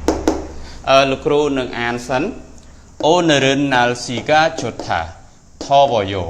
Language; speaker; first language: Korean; non-native, fluent; Khmer